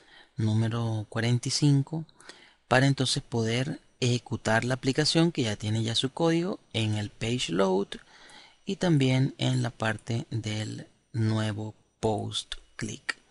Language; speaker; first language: Spanish; native; Spanish